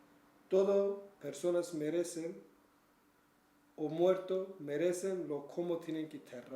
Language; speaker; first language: Spanish; non-native, learner; Kurdish